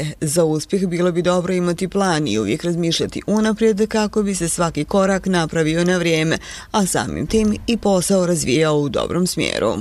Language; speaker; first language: Serbian; native; Serbian